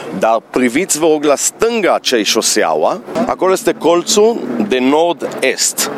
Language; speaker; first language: Romanian; early bilingual, heritage; Romanian